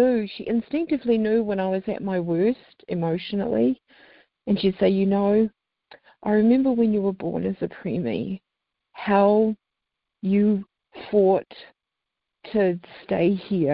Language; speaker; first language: English; native; English